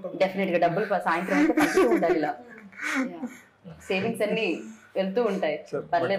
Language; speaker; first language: Telugu; native; Telugu